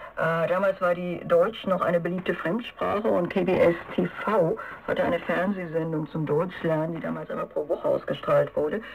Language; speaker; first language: German; native; German